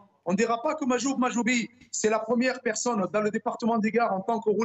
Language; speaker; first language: French; non-native, local second language; Arabic